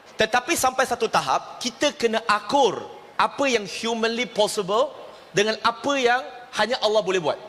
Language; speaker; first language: Malay; non-native, local second language; Chinese